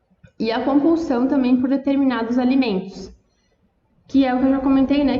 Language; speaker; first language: Portuguese; native; Portuguese